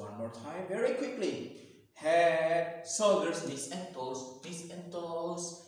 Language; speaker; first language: English; non-native, fluent; Indonesian